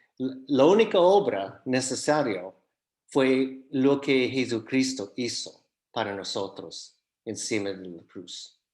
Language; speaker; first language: Spanish; non-native, fluent; English